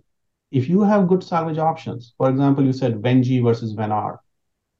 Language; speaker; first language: English; non-native, local second language; Hindi